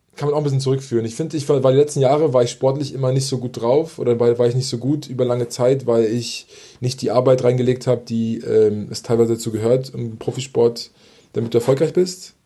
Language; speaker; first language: German; native; German